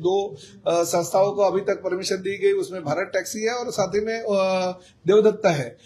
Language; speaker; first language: Hindi; non-native, local second language; Marathi